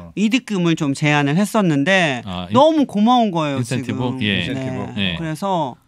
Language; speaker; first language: Korean; native; Korean